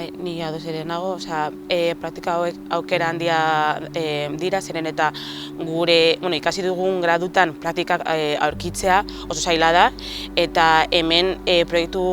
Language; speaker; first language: Basque; non-native, local second language; Spanish